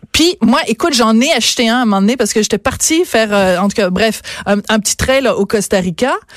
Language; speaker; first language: French; native; French